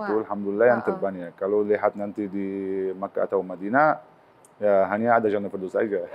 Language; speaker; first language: Indonesian; non-native, learner; Arabic